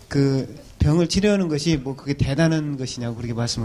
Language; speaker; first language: Korean; native; Korean